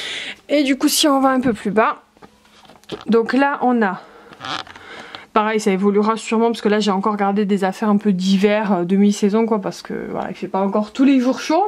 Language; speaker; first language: French; native; French